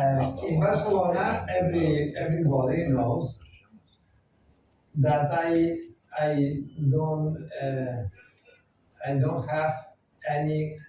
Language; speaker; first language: English; non-native, fluent; Spanish